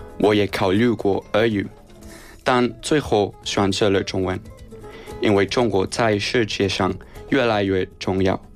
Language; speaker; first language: Chinese; non-native, learner; Spanish